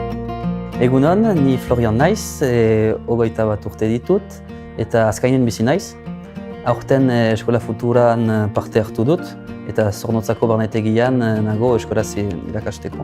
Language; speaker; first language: Basque; non-native, local second language; French